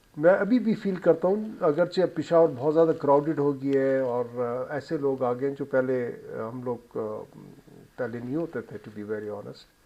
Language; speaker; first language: Urdu; non-native, local second language; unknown